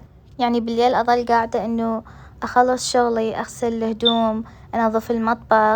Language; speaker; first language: Arabic; native; Arabic